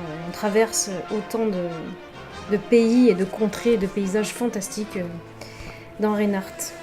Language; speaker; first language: French; native; French